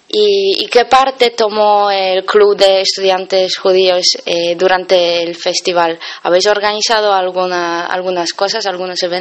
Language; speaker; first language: Spanish; non-native, fluent; Polish